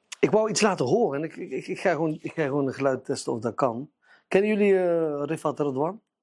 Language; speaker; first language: Dutch; early bilingual, other home language; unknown